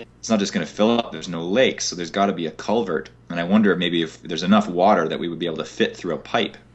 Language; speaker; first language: English; native; English